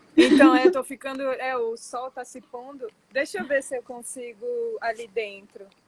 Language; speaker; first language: Portuguese; early bilingual, heritage; French